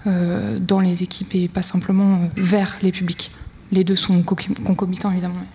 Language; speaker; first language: French; native; French